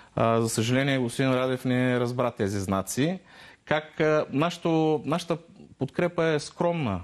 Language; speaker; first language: Bulgarian; non-native, local second language; Turkish